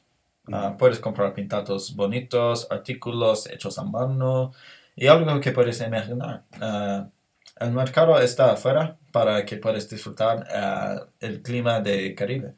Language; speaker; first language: Spanish; non-native, learner; English